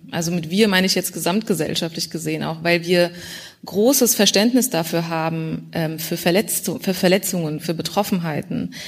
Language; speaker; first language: German; early bilingual, other home language; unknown